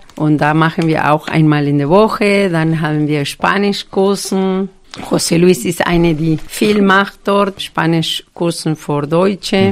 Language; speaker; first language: German; non-native, fluent; Spanish